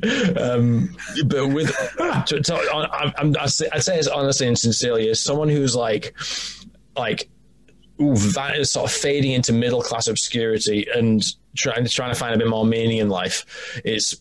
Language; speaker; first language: English; native; English